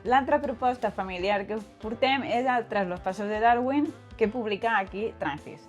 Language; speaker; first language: Catalan; native; Catalan